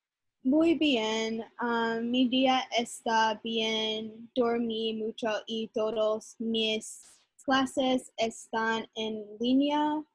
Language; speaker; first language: Spanish; non-native, learner; English